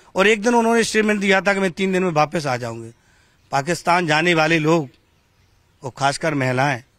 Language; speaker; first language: Hindi; native; Hindi